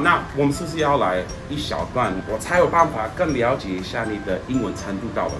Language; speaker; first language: Chinese; non-native, fluent; English